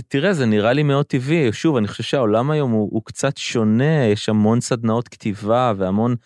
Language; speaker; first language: Hebrew; native; Hebrew